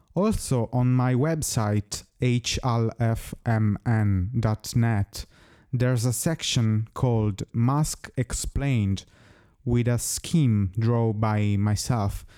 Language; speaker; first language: English; non-native, fluent; Italian